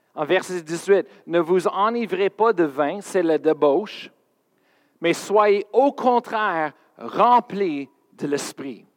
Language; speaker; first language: French; non-native, fluent; English